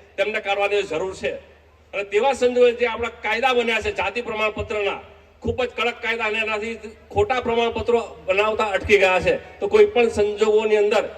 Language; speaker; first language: Gujarati; non-native, local second language; Bhili